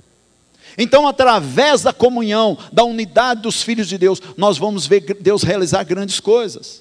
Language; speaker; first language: Portuguese; native; Portuguese